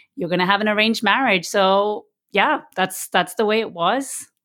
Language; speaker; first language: English; early bilingual, other home language; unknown